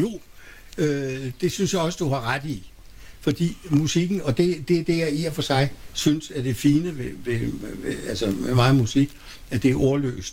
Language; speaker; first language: Danish; native; Danish